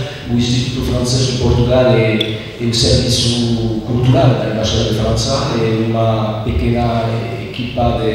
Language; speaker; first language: Portuguese; non-native, learner; French